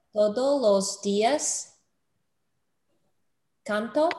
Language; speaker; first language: Spanish; non-native, learner; English